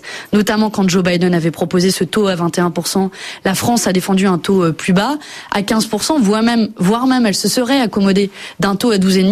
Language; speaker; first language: French; native; French